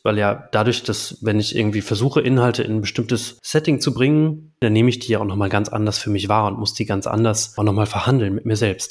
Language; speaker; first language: German; native; German